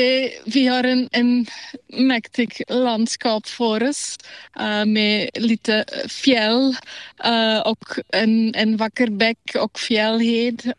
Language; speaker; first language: Swedish; non-native, fluent; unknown